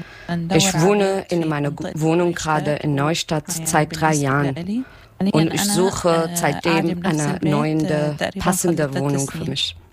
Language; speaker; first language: German; non-native, learner; Arabic